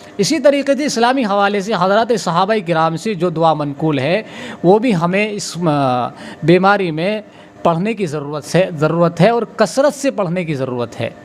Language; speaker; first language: Urdu; native; Urdu